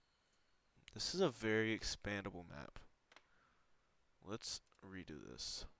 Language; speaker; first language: English; native; English